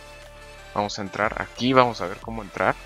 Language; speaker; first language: Spanish; native; Spanish